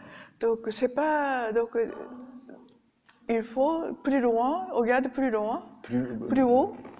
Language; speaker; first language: French; non-native, learner; Japanese